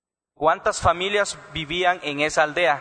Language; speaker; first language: Spanish; native; Spanish